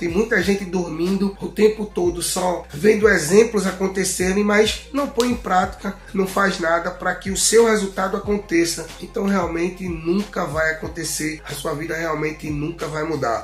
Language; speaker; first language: Portuguese; native; Portuguese